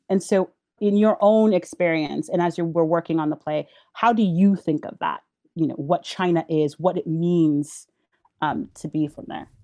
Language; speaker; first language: English; early bilingual, other home language; Haitian Creole